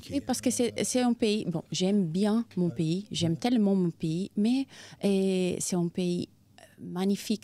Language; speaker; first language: French; non-native, fluent; Portuguese